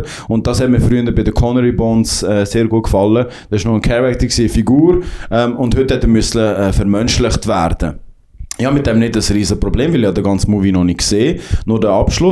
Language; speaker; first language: German; native; German